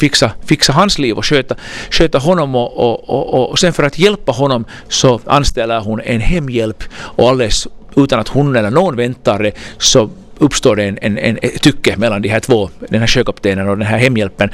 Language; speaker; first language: Swedish; native; Swedish